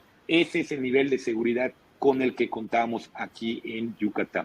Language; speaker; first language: Spanish; native; Spanish